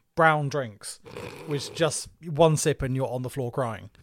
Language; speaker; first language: English; native; English